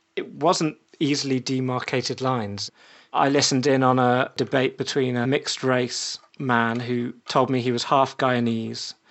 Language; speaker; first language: English; native; English